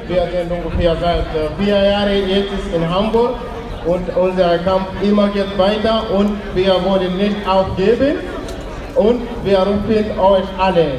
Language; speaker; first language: German; non-native, learner; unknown